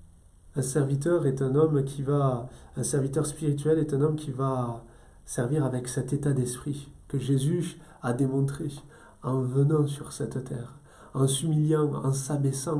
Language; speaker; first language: French; native; French